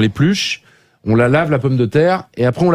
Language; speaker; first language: French; native; French